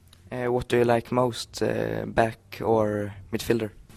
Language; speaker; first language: English; non-native, learner; Swedish